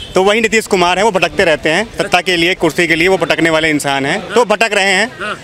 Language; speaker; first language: Hindi; native; Hindi